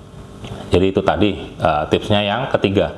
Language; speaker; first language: Indonesian; native; Indonesian